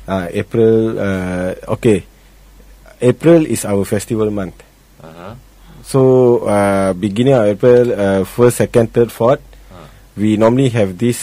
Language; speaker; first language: English; native; English